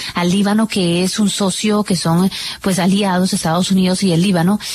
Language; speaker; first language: Spanish; native; Spanish